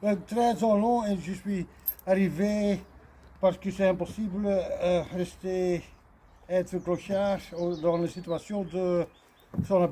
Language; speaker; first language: French; non-native, learner; Dutch